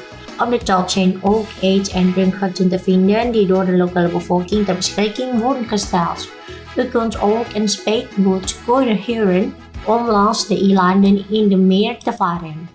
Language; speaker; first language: Dutch; non-native, fluent; Indonesian